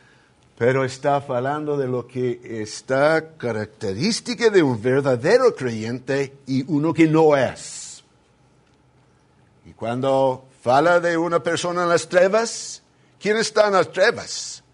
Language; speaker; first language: Spanish; non-native, fluent; English